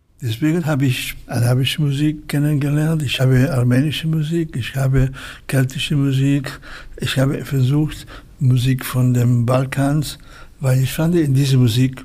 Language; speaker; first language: German; non-native, fluent; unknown